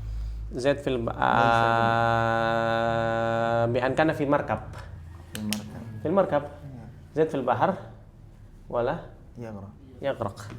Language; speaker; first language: Arabic; non-native, fluent; Indonesian